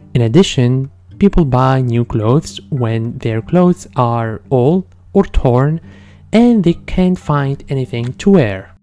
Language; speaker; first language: English; non-native, fluent; Arabic